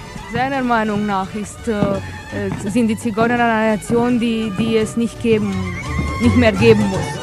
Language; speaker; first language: German; non-native, fluent; Romanian